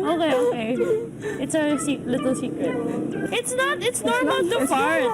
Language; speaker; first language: English; non-native, local second language; Filipino